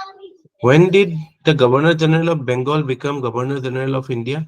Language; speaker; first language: English; non-native, local second language; Assamese